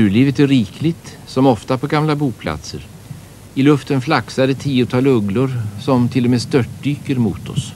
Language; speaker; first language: Swedish; native; Swedish